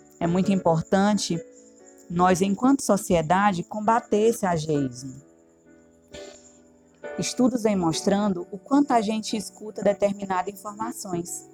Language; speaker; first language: Portuguese; native; Portuguese